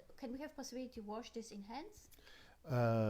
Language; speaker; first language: English; non-native, learner; Polish